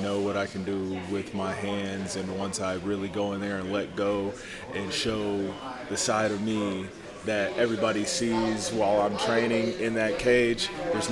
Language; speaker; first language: English; native; English